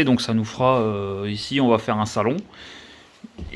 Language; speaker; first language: French; native; French